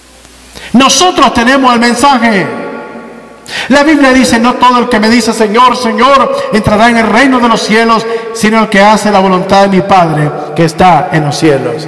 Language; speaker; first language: Spanish; native; Spanish